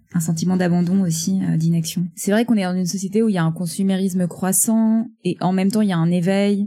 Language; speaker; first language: French; native; French